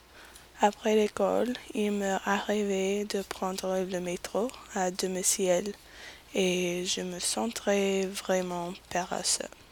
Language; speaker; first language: French; non-native, learner; English